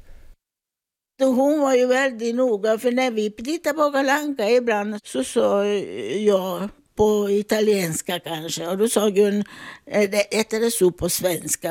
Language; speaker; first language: Swedish; non-native, fluent; Italian